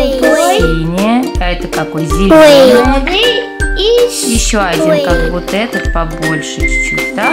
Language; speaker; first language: Russian; native; Russian